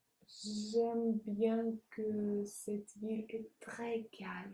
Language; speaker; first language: French; non-native, fluent; Russian